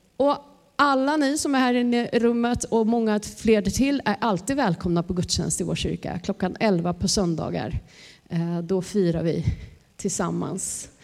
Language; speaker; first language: Swedish; native; Swedish